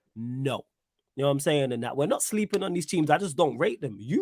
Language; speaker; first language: English; native; English